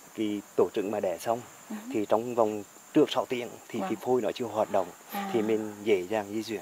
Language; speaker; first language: Vietnamese; native; Vietnamese